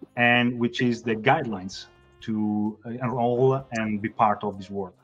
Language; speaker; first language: English; non-native, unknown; Italian